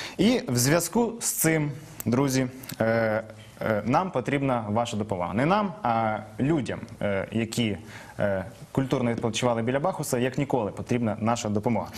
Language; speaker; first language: Ukrainian; native; Ukrainian